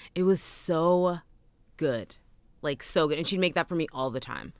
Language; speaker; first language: English; native; English